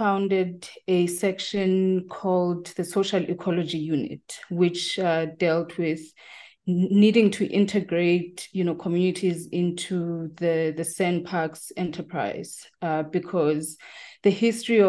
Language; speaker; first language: English; non-native, local second language; Tsonga